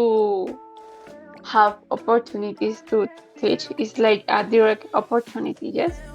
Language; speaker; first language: English; non-native, learner; Spanish